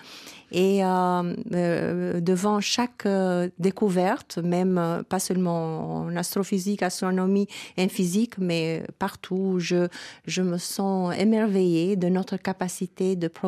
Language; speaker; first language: French; non-native, fluent; Albanian